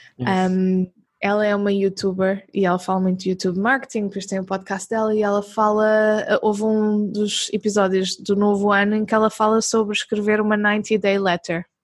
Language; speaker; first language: Portuguese; native; Portuguese